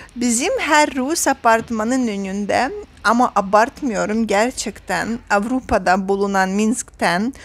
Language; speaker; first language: Turkish; non-native, fluent; Russian